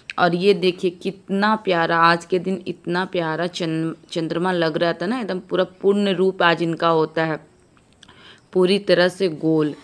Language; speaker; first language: Hindi; native; Hindi